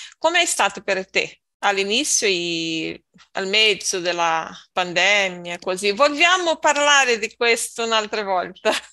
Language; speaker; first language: Italian; non-native, learner; Portuguese